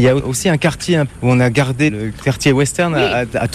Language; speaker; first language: French; native; French